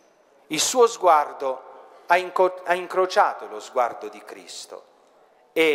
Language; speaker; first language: Italian; native; Italian